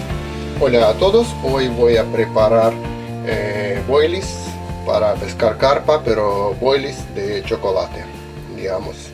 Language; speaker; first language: Spanish; non-native, learner; Russian